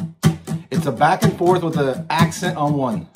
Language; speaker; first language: English; native; English